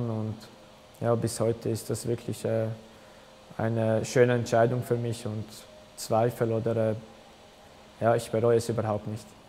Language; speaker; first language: German; early bilingual, other home language; Albanian